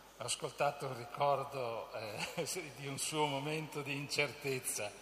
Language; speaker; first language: Italian; native; Italian